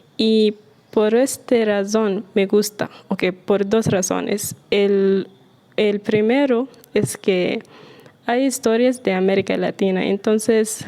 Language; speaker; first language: Spanish; non-native, learner; Arabic